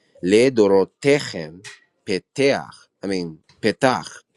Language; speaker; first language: Hebrew; non-native, learner; English